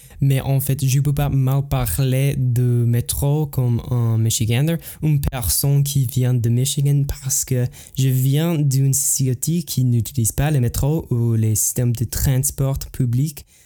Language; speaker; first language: French; non-native, learner; English